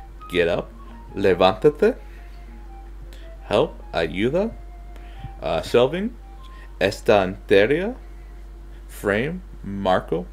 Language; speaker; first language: Spanish; non-native, learner; English